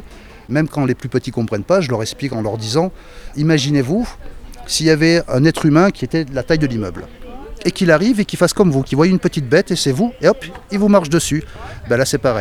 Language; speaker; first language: French; native; French